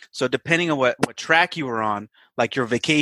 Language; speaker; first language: English; native; English